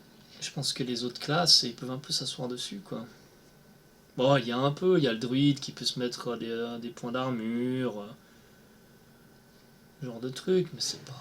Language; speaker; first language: French; native; French